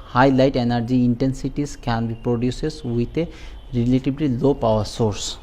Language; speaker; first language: English; non-native, local second language; Bangla